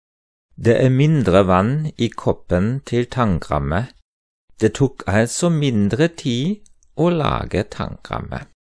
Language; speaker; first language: Norwegian; non-native, fluent; German